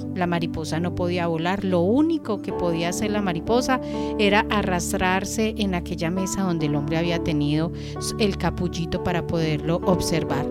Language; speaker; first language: Spanish; native; Spanish